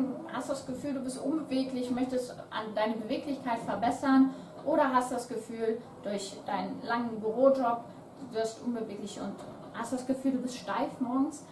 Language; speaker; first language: German; native; German